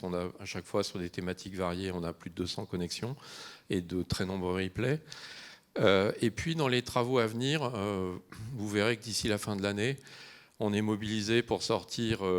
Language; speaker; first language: French; native; French